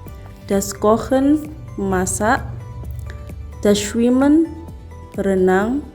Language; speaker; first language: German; non-native, fluent; Indonesian